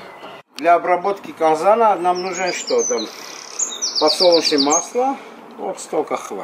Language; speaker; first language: Russian; non-native, fluent; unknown